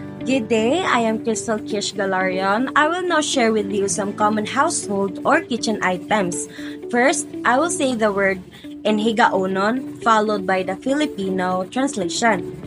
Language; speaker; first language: English; non-native, local second language; Cebuano